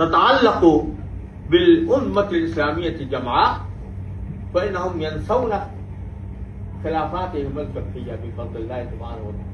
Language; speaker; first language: Arabic; non-native, fluent; Urdu